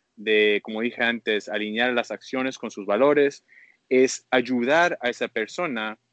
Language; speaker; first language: Spanish; early bilingual, heritage; Spanish